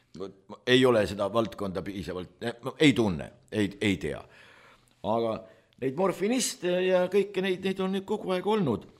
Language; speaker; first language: Estonian; native; Estonian